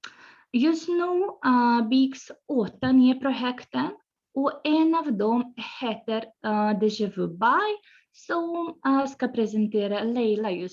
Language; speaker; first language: Swedish; non-native, fluent; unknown